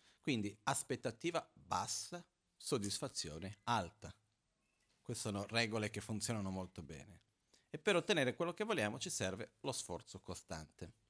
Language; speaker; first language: Italian; non-native, fluent; Portuguese